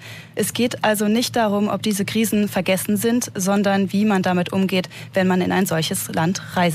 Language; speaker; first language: German; native; German